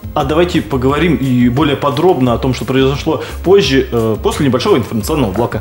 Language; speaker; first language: Russian; native; Russian